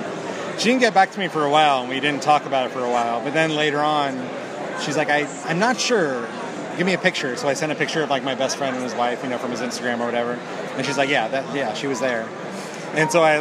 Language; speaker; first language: English; native; English